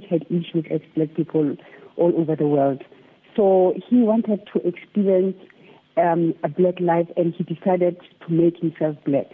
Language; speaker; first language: English; non-native, local second language; Tswana